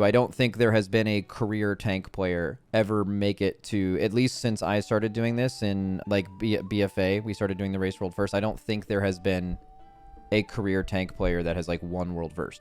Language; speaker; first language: English; native; English